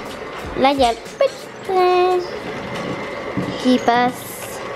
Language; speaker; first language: French; native; French